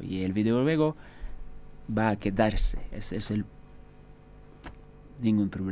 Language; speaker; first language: Spanish; non-native, fluent; French